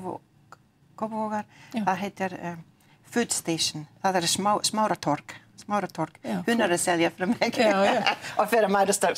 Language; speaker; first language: Icelandic; non-native, learner; English